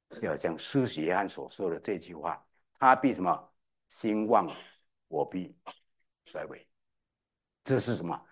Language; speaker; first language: Chinese; native; Chinese